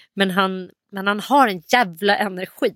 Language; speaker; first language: Swedish; native; Swedish